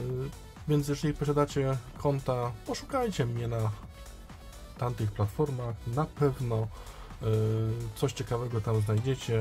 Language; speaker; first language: Polish; native; Polish